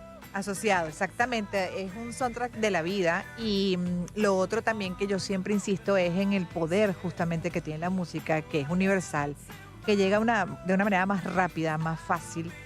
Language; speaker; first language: Spanish; native; Spanish